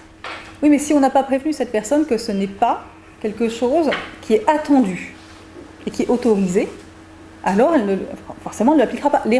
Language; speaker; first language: French; native; French